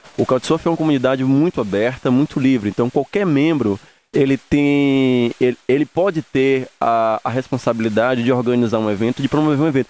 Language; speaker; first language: Portuguese; native; Portuguese